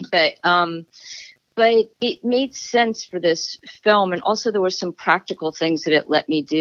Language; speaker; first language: English; native; English